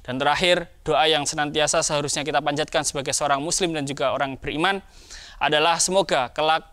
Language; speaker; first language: Indonesian; native; Indonesian